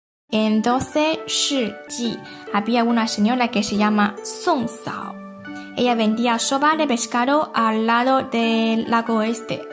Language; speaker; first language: Spanish; non-native, fluent; Chinese